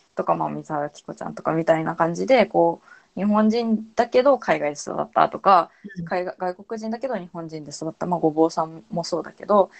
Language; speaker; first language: Japanese; native; Japanese